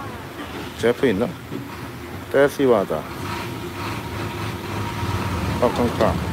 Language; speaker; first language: English; non-native, learner; Korean